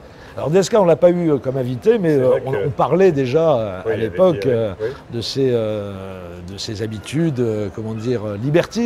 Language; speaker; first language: French; native; French